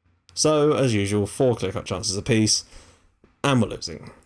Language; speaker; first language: English; native; English